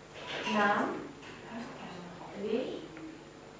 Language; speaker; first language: Arabic; non-native, learner; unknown